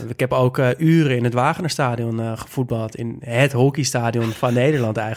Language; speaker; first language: Dutch; native; Dutch